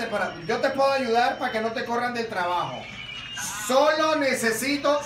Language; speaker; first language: Spanish; native; Spanish